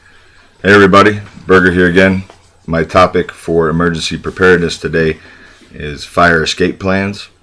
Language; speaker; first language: English; native; English